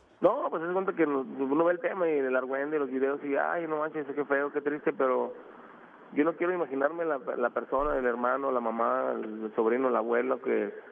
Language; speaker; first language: Spanish; native; Spanish